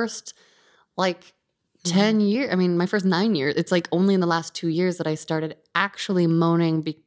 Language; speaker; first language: English; native; English